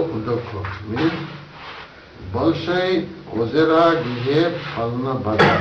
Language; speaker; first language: Russian; non-native, learner; Bangla